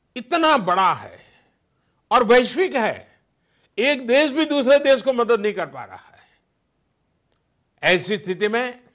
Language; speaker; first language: Hindi; native; Hindi